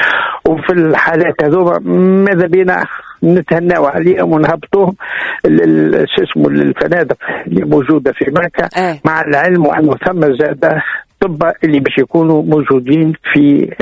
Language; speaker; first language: Arabic; native; Arabic